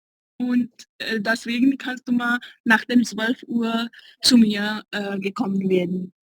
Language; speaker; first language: German; non-native, learner; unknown